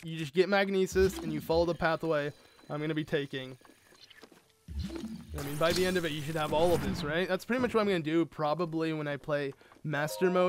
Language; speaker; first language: English; native; English